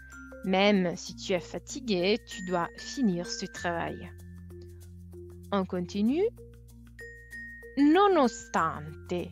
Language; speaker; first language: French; non-native, fluent; Italian